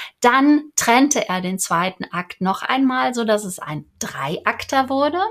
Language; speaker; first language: German; native; German